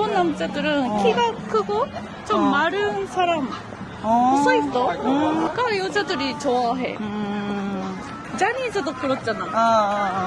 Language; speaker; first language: Korean; non-native, fluent; Japanese